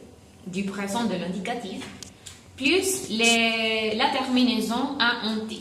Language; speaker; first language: French; non-native, learner; Spanish